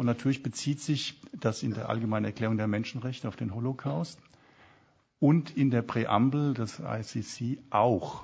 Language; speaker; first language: German; native; German